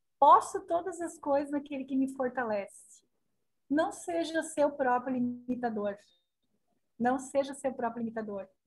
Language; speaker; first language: Portuguese; native; Portuguese